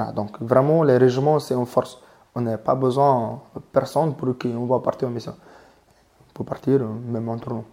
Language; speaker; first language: French; non-native, learner; Mongolian